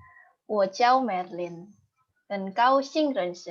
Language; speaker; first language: Chinese; non-native, learner; Indonesian